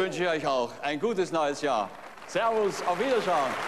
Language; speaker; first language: German; native; German